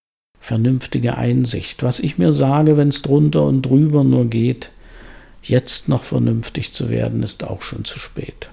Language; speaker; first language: German; native; German